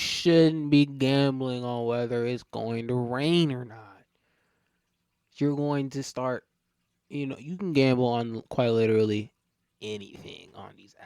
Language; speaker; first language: English; native; English